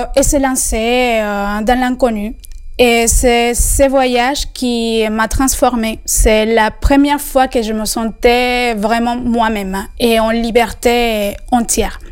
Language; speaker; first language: French; non-native, fluent; Spanish